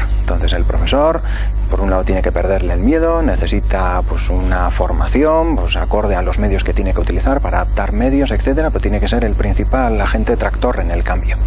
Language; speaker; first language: Spanish; native; Spanish